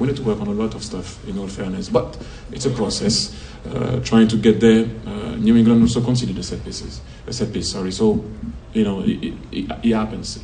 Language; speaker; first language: English; non-native, fluent; French